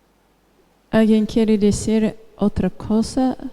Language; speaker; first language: Spanish; non-native, fluent; English